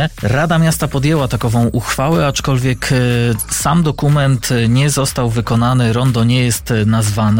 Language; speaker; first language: Polish; native; Polish